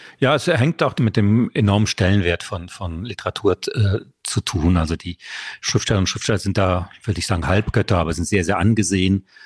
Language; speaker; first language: German; early bilingual, other home language; French